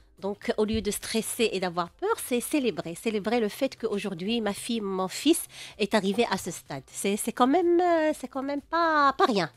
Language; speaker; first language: French; non-native, local second language; Arabic